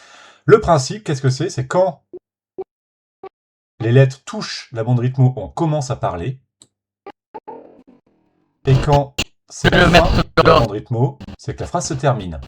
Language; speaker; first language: French; native; French